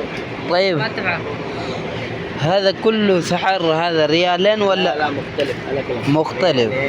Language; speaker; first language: Arabic; non-native, learner; Urdu